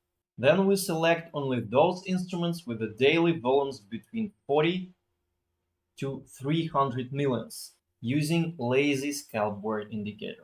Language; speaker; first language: English; non-native, fluent; Russian